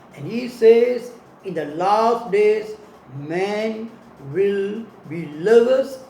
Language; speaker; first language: English; non-native, local second language; Tamil